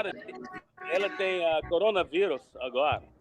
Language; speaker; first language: Portuguese; non-native, learner; English